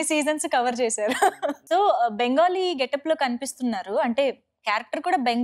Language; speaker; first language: Telugu; native; Telugu